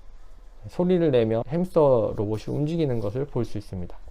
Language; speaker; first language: Korean; native; Korean